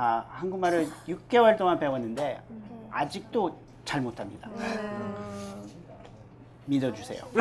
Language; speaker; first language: Korean; non-native, learner; French